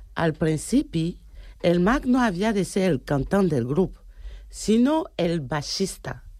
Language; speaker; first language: Catalan; non-native, learner; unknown